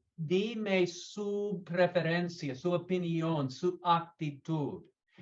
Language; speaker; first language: Spanish; non-native, learner; English